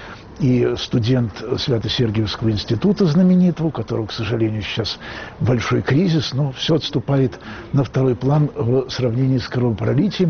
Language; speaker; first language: Russian; native; Russian